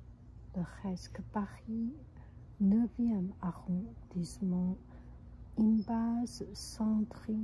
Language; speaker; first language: French; non-native, fluent; Chinese